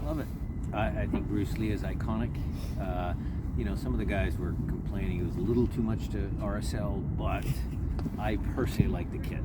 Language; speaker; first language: English; native; English